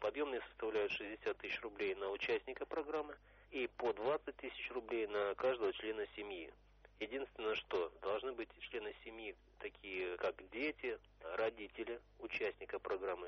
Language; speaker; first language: Russian; native; Russian